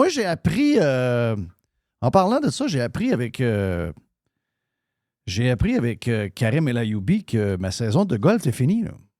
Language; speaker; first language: French; native; French